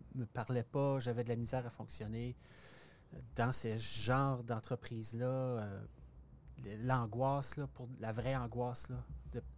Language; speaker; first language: French; native; French